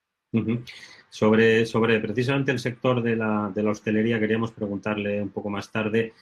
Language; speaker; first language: Spanish; native; Spanish